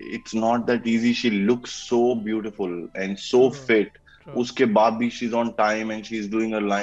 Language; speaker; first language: Hindi; native; Hindi